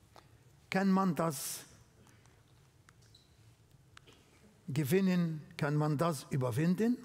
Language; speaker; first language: German; non-native, learner; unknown